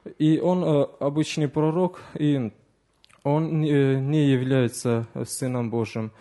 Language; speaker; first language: Russian; early bilingual, other home language; Azerbaijani